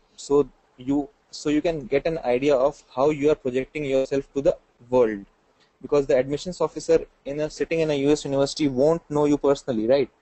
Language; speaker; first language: English; non-native, local second language; Hindi